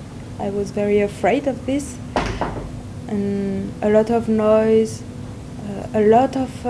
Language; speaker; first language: English; non-native, learner; French